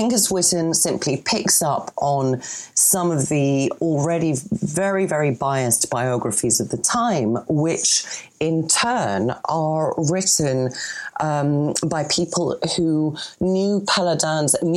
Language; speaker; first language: English; non-native, fluent; Greek